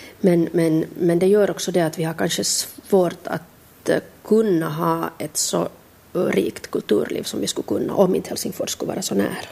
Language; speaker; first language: Swedish; native; Swedish